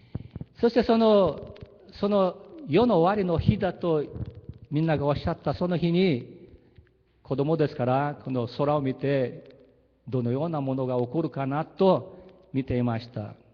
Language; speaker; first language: Japanese; early bilingual, heritage; Japanese